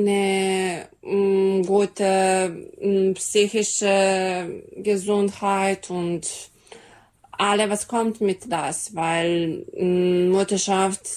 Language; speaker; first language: German; non-native, learner; Serbian